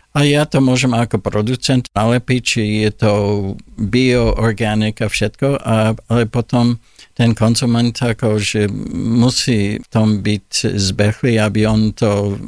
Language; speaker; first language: Slovak; non-native, fluent; English